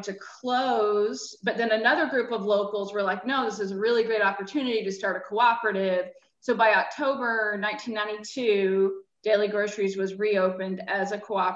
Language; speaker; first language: English; native; English